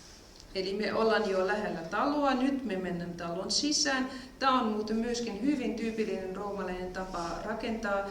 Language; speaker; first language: Finnish; non-native, fluent; German